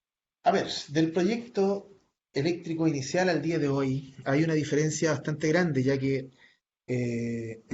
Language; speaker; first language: Spanish; native; Spanish